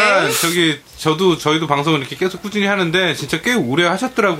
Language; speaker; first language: Korean; native; Korean